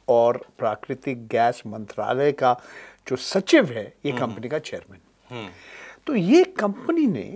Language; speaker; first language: Hindi; native; Hindi